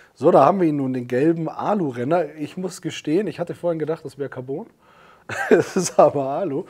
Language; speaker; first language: German; native; German